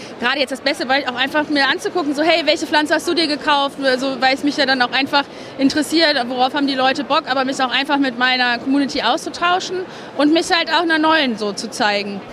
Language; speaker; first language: German; native; German